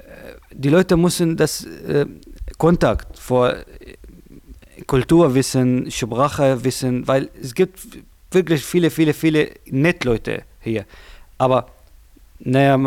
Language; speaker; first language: German; non-native, learner; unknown